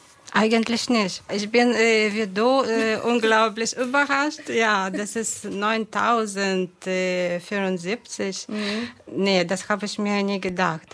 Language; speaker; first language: German; non-native, fluent; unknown